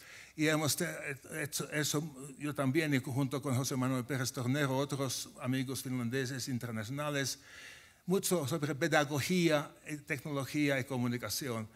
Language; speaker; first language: Spanish; non-native, fluent; Finnish